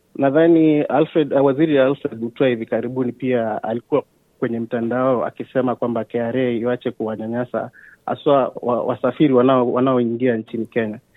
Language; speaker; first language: Swahili; native; Swahili